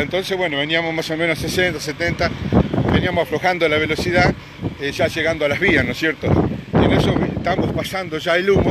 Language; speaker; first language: Spanish; native; Spanish